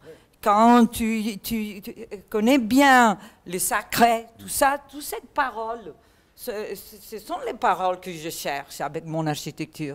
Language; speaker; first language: French; non-native, learner; Catalan